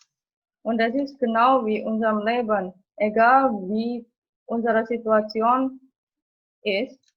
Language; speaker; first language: German; non-native, fluent; Indonesian